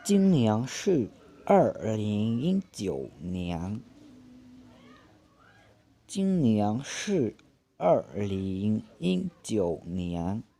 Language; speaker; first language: Chinese; non-native, fluent; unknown